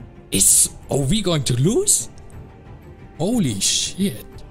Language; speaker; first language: English; non-native, fluent; German